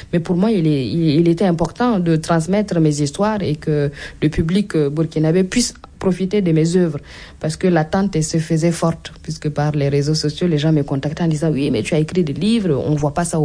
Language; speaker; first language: French; non-native, local second language; Mossi